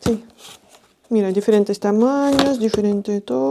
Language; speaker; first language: Spanish; non-native, fluent; Russian